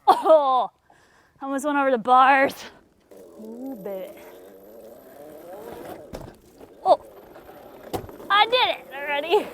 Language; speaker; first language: English; native; English